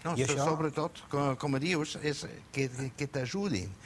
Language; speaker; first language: Catalan; non-native, fluent; German